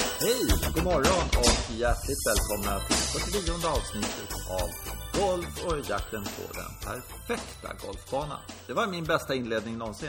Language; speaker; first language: Swedish; native; Swedish